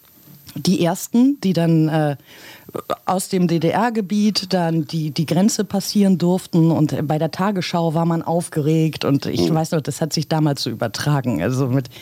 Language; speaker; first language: German; native; German